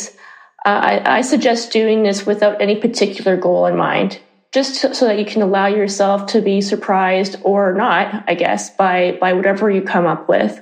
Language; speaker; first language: English; native; English